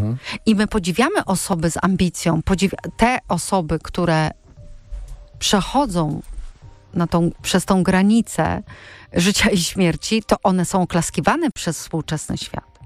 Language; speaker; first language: Polish; native; Polish